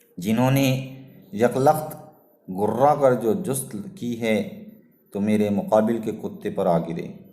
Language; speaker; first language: Urdu; native; Urdu